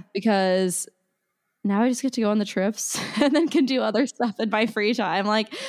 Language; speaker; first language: English; native; English